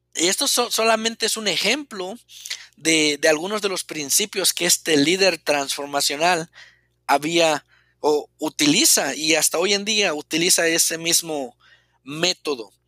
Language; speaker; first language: Spanish; native; Spanish